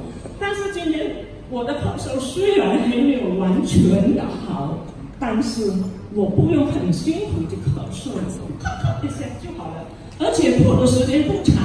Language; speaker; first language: Chinese; early bilingual, heritage; Chinese